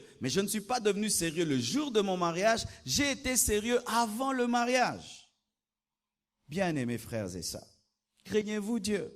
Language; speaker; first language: French; non-native, local second language; Lingala